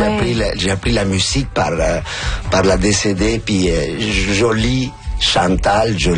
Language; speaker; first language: French; non-native, fluent; Spanish